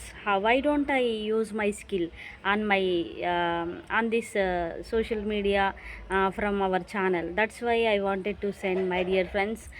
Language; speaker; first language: English; non-native, local second language; Telugu